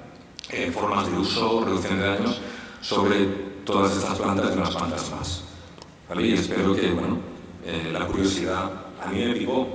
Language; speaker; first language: Spanish; native; Spanish